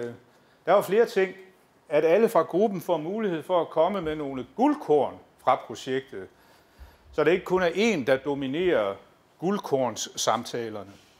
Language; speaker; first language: Danish; native; Danish